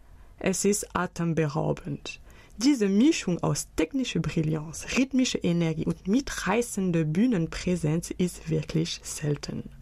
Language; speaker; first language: German; native; German